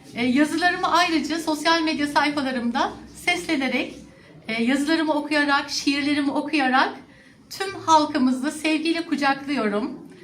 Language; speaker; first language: Turkish; native; Turkish